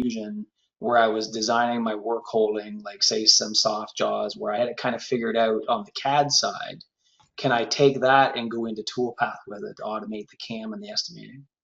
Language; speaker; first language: English; native; English